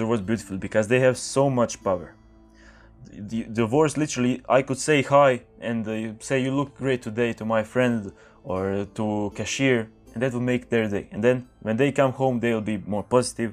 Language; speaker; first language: English; non-native, fluent; Croatian